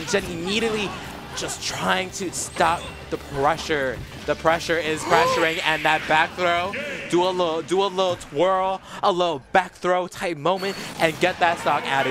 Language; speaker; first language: English; native; English